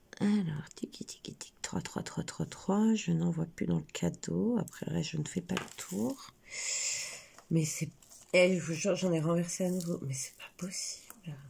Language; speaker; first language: French; native; French